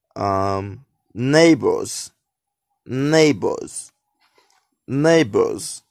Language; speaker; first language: English; non-native, learner; Haitian Creole